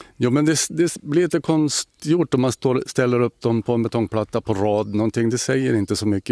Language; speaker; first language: Swedish; native; Swedish